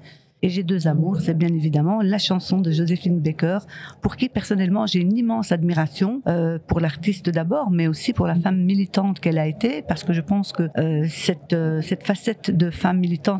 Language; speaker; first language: French; early bilingual, other home language; Riffian